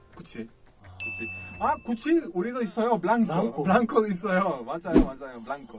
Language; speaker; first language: Korean; non-native, fluent; Spanish